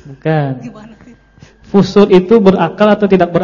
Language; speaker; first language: Indonesian; non-native, local second language; Banjar